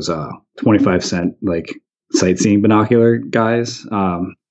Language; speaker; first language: English; native; English